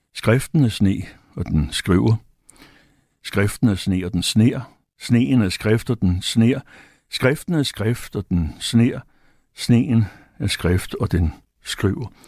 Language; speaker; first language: Danish; native; Danish